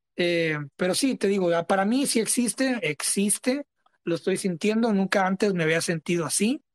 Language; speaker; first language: Spanish; early bilingual, heritage; Spanish